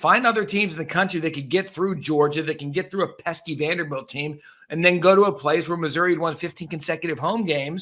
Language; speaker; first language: English; native; English